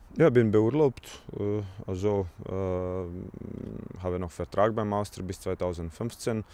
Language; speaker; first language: German; non-native, fluent; Croatian